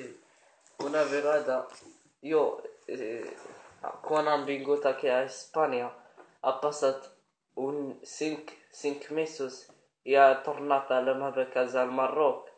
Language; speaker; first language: Catalan; non-native, learner; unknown